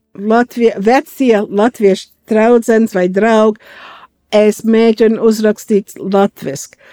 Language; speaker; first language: Latvian; early bilingual, heritage; Latvian